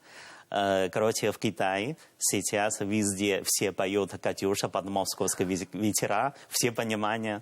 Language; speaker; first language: Russian; non-native, learner; Chinese